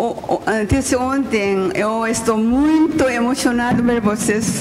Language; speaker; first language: Portuguese; non-native, learner; Korean